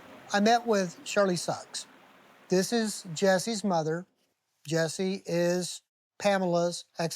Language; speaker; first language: English; native; English